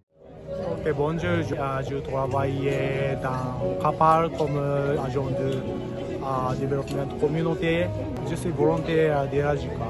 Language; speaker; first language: French; non-native, learner; Japanese